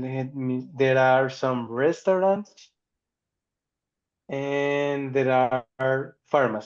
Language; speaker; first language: English; non-native, learner; Spanish